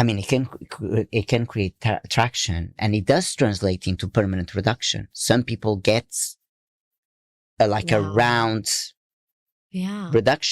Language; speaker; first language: English; non-native, fluent; Portuguese